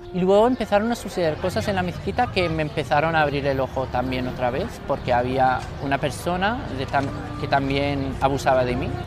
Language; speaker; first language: Spanish; non-native, fluent; Arabic